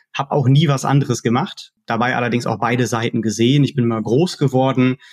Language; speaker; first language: German; native; German